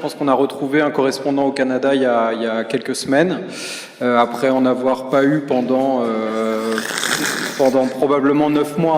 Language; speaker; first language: French; native; French